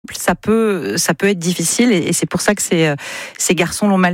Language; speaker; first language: French; native; French